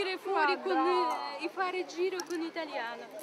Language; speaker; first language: Italian; non-native, learner; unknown